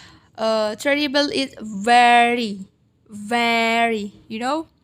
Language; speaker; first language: English; non-native, learner; Indonesian